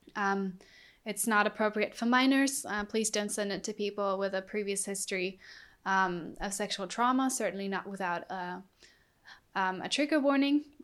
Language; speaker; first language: English; non-native, fluent; German